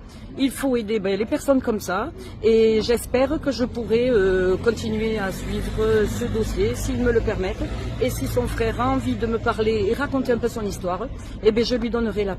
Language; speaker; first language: French; native; French